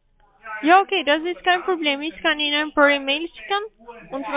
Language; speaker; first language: German; non-native, learner; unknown